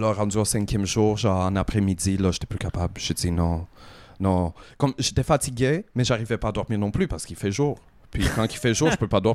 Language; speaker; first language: French; native; French